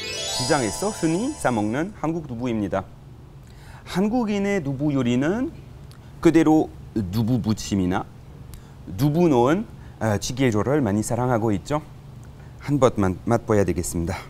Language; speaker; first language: Korean; non-native, fluent; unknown